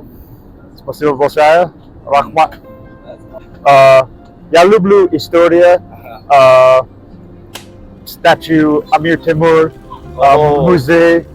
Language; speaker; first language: Russian; non-native, learner; English